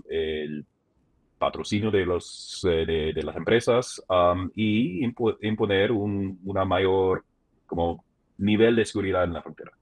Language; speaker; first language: Spanish; non-native, fluent; English